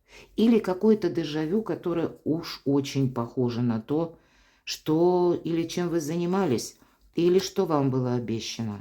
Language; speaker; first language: Russian; native; Russian